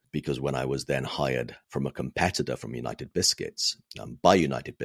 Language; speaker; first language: English; non-native, local second language; Welsh